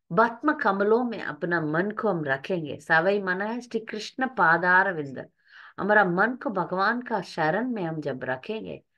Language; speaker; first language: Hindi; non-native, local second language; Tamil